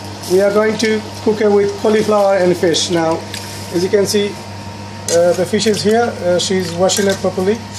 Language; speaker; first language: English; non-native, local second language; Sylheti